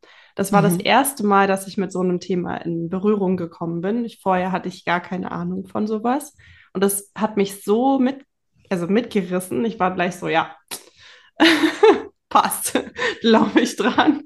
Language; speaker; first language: German; native; German